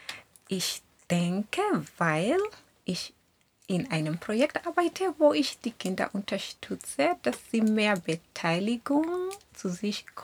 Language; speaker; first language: German; non-native, fluent; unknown